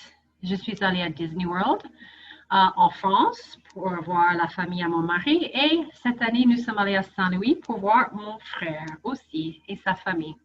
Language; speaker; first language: French; non-native, fluent; English